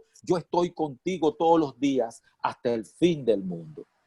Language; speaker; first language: Spanish; native; Spanish